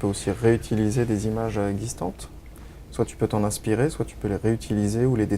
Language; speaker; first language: French; native; French